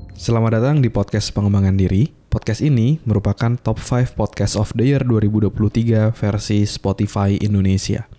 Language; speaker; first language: Indonesian; native; Indonesian